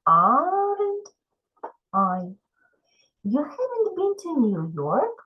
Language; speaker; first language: English; non-native, fluent; Ukrainian